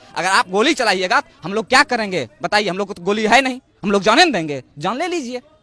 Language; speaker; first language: Hindi; native; Hindi